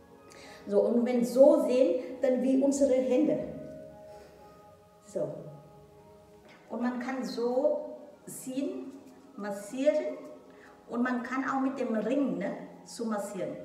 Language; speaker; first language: German; non-native, learner; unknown